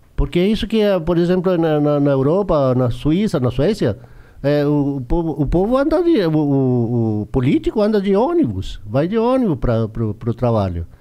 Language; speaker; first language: Portuguese; non-native, fluent; Spanish